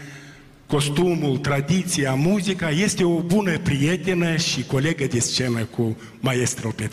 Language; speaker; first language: Romanian; native; Romanian